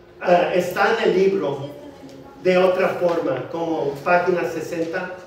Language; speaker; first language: Spanish; non-native, fluent; English